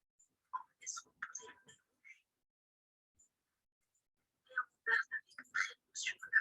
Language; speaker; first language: French; non-native, local second language; Arabic